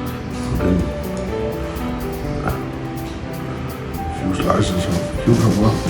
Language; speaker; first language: English; non-native, fluent; Danish